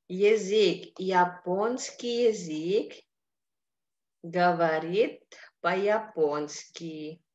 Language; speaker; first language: Russian; non-native, fluent; Indonesian